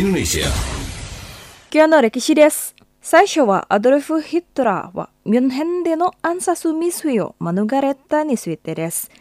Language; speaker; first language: Japanese; non-native, fluent; Indonesian